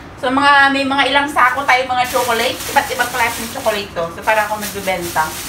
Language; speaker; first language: Filipino; native; Filipino